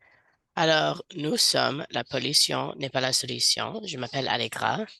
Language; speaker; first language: French; non-native, fluent; English